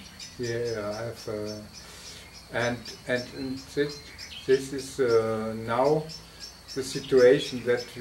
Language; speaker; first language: English; non-native, fluent; German